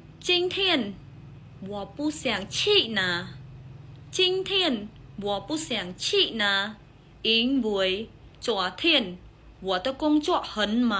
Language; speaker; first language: Chinese; non-native, fluent; Khmer